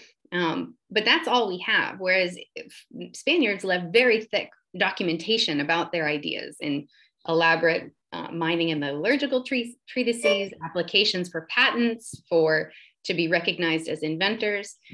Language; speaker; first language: English; native; English